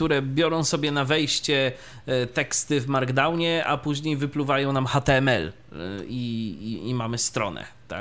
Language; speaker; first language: Polish; native; Polish